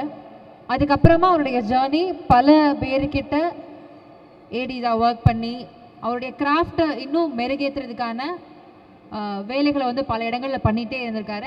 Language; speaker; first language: Tamil; native; Tamil